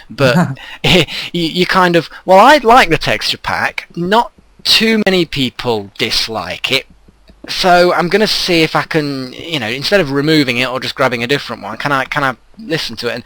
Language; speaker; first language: English; native; English